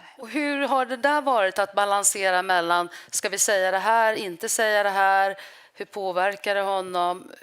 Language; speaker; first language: Swedish; native; Swedish